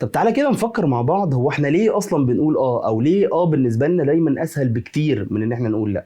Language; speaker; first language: Arabic; native; Arabic